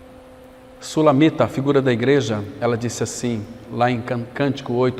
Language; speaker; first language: Portuguese; native; Portuguese